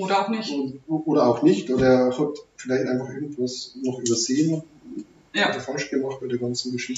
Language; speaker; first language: German; native; German